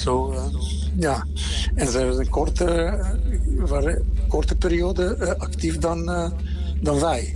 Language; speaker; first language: Dutch; non-native, fluent; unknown